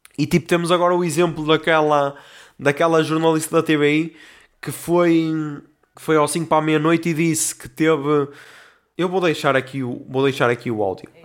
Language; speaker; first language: Portuguese; native; Portuguese